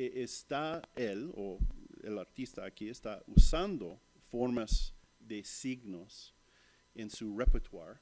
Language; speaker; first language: Spanish; non-native, fluent; English